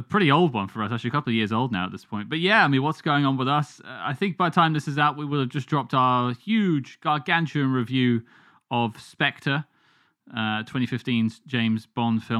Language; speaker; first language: English; native; English